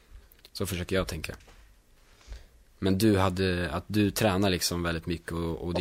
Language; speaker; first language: Swedish; native; Swedish